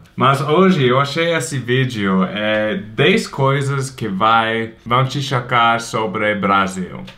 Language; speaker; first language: Portuguese; non-native, fluent; English